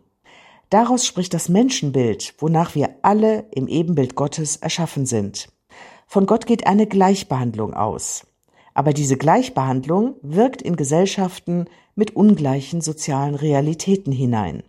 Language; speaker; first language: German; native; German